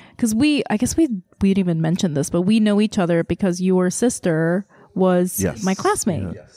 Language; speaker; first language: English; early bilingual, other home language; Korean